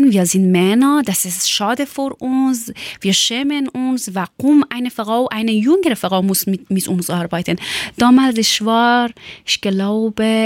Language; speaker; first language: German; non-native, learner; Persian